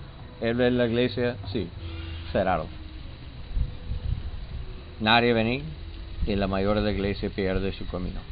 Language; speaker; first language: Spanish; non-native, learner; English